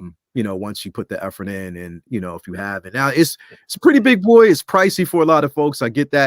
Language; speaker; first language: English; native; English